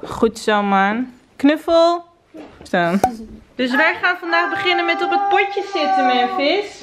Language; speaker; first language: Dutch; native; Dutch